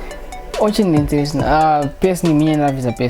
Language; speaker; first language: Russian; non-native, learner; English